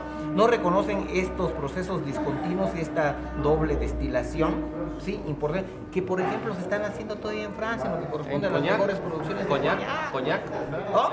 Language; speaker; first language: Spanish; native; Spanish